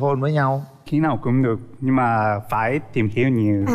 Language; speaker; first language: Vietnamese; non-native, learner; Japanese